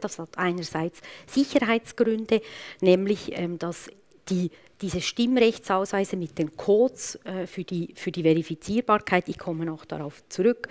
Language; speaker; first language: German; native; German